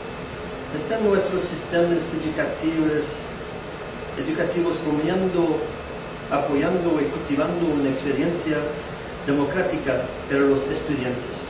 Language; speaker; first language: Spanish; non-native, fluent; English